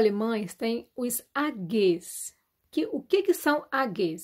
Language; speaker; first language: Portuguese; native; Portuguese